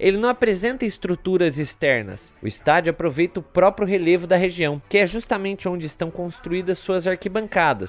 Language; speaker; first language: Portuguese; native; Portuguese